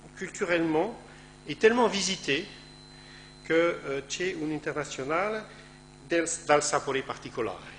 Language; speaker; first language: French; native; French